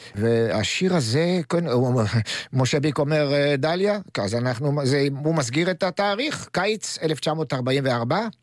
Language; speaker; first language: Hebrew; native; Hebrew